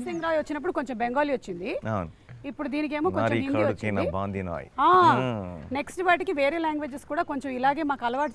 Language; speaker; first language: Telugu; native; Telugu